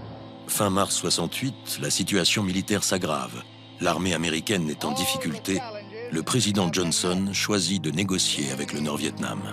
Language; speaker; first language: French; native; French